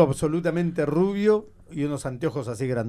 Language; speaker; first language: Spanish; native; Spanish